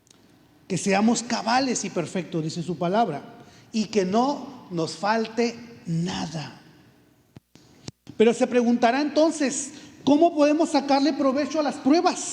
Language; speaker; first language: Spanish; native; Spanish